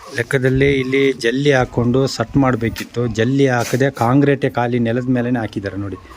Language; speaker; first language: Kannada; native; Kannada